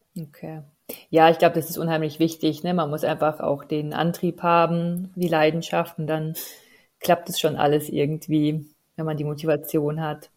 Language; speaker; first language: German; native; German